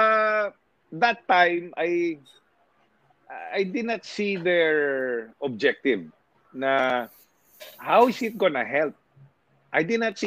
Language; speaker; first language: English; non-native, local second language; Hiligaynon